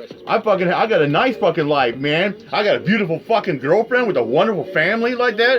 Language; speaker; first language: English; native; English